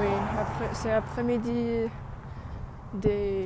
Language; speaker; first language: French; non-native, learner; English